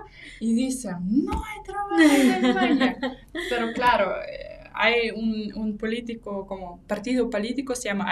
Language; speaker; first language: Spanish; non-native, fluent; Russian